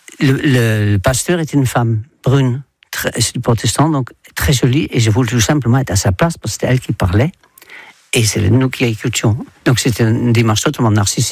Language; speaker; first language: French; non-native, fluent; Dutch